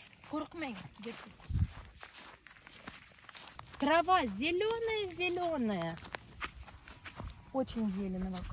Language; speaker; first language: Russian; native; Russian